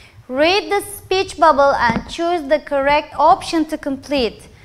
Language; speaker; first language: English; non-native, fluent; Turkish